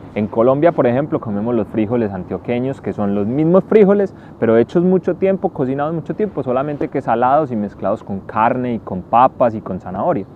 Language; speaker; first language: Spanish; native; Spanish